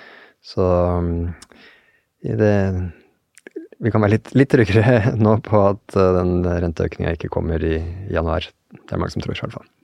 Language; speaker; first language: Norwegian; native; Norwegian